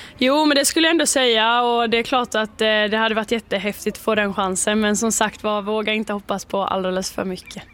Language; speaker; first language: Swedish; native; Swedish